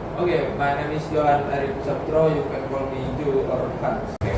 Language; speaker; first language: English; non-native, learner; Indonesian